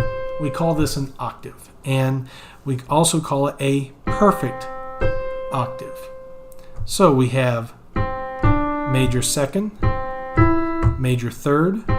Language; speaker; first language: English; native; English